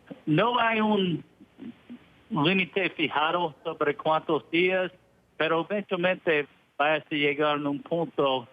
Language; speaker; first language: Spanish; non-native, fluent; English